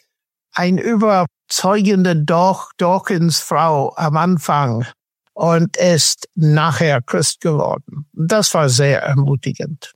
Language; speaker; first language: German; non-native, fluent; English